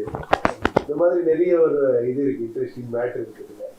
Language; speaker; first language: Tamil; non-native, learner; Kannada